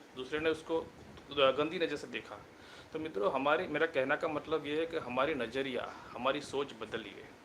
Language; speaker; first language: Hindi; non-native, local second language; Gujarati